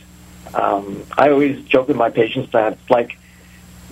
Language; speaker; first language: English; native; English